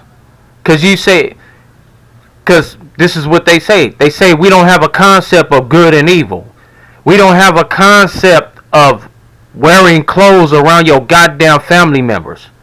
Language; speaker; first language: English; native; English